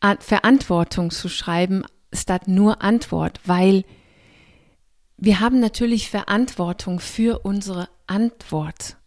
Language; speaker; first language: German; non-native, fluent; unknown